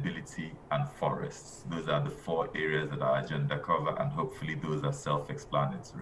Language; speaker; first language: English; non-native, local second language; Igbo